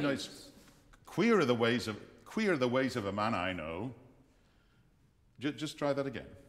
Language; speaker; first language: English; native; English